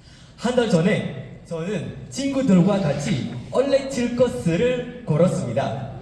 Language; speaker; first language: Korean; non-native, fluent; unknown